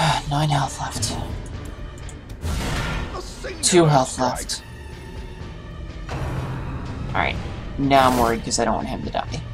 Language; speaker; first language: English; native; English